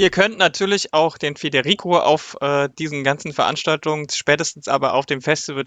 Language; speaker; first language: German; native; German